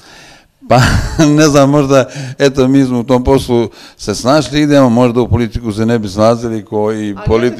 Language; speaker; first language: Croatian; native; Croatian